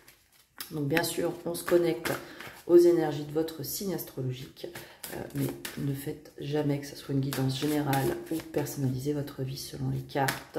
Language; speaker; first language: French; native; French